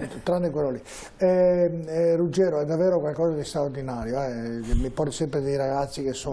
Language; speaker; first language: Italian; native; Italian